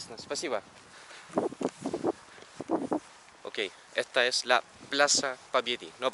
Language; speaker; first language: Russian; non-native, learner; Spanish